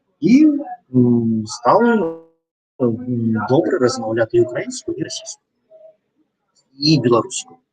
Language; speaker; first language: Ukrainian; non-native, learner; Russian